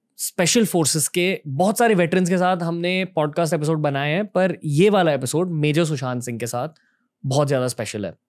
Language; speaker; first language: Hindi; native; Hindi